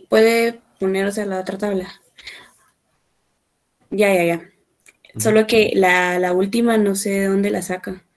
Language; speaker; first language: Spanish; native; Spanish